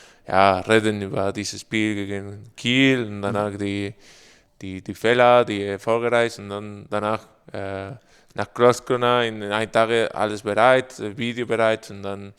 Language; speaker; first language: German; non-native, learner; Spanish